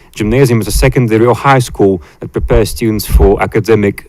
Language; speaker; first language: English; non-native, fluent; Latvian